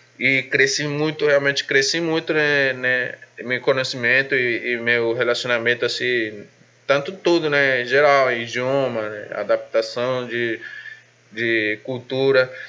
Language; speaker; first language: Portuguese; non-native, fluent; Spanish